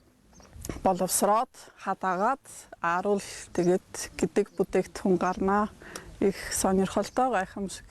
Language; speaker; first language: Mongolian; non-native, fluent; Polish